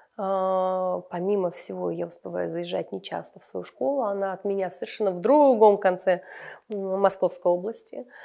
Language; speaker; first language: Russian; native; Russian